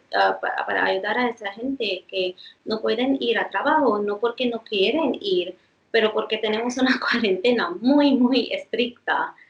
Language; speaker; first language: Spanish; non-native, fluent; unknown